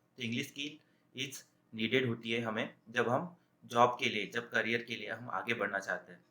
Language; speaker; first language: Hindi; native; Hindi